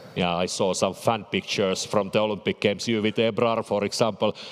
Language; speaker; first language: English; non-native, fluent; Finnish